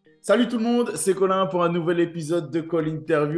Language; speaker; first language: French; native; French